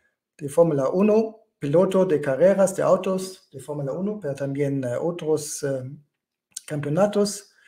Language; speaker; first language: Spanish; non-native, fluent; German